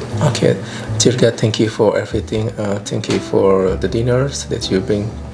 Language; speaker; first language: English; non-native, fluent; Indonesian